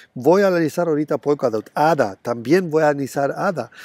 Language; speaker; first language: Spanish; non-native, fluent; German